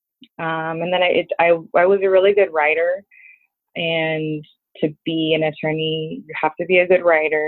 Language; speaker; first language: English; native; English